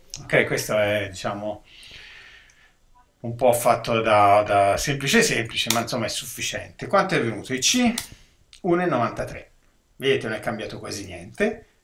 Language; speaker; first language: Italian; native; Italian